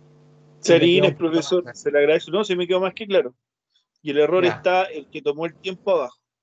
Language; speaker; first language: Spanish; native; Spanish